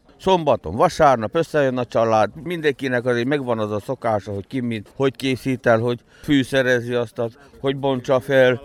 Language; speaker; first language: Hungarian; native; Hungarian